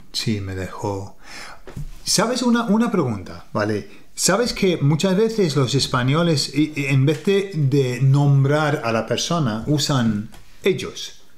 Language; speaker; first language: Spanish; non-native, fluent; English